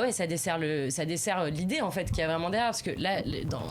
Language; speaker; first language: French; native; French